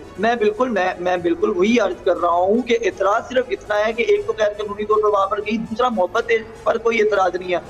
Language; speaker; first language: Urdu; native; Urdu